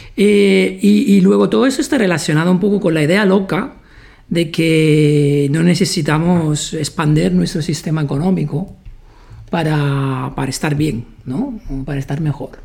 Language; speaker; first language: Spanish; non-native, fluent; Italian